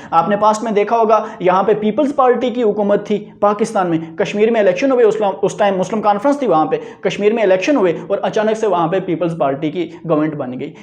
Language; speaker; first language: Urdu; non-native, local second language; Punjabi